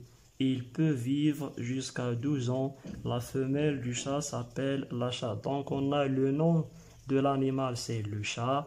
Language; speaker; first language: French; non-native, local second language; Arabic